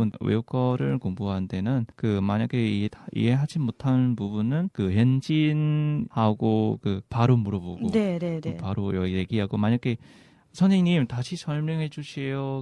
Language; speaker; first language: Korean; non-native, fluent; Vietnamese